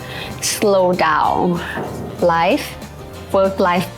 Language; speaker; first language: English; non-native, learner; Thai